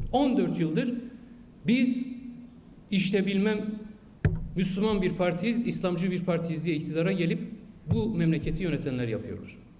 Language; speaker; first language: Turkish; non-native, local second language; Kurdish